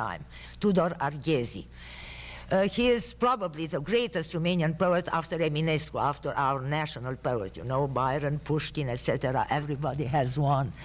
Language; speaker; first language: English; non-native, fluent; Romanian